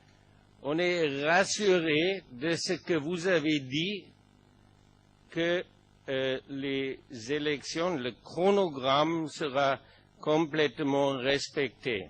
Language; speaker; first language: French; non-native, fluent; German